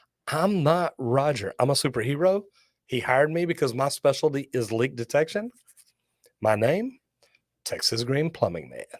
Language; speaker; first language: English; native; English